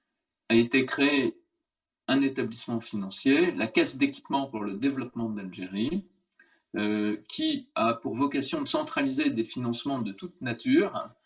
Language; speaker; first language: French; native; French